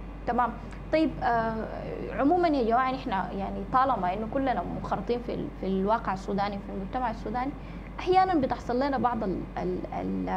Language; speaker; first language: Arabic; native; Arabic